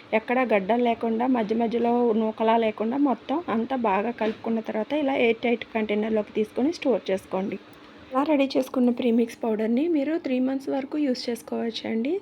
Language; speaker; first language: Telugu; native; Telugu